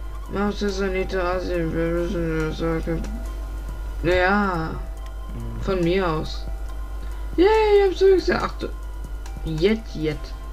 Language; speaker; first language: German; native; German